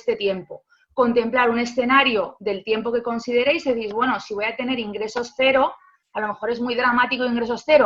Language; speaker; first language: Spanish; native; Spanish